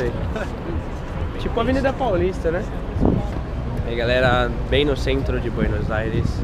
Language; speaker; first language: Portuguese; native; Portuguese